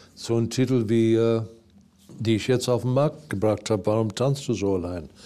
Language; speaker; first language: German; non-native, fluent; English